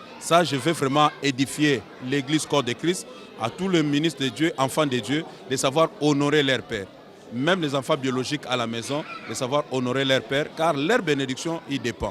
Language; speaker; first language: French; non-native, local second language; Lingala